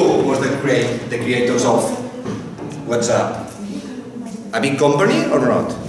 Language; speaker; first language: English; non-native, fluent; Catalan